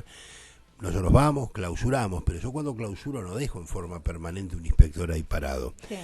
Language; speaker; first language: Spanish; native; Spanish